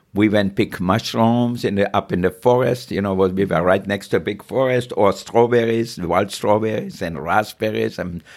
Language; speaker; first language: English; non-native, fluent; German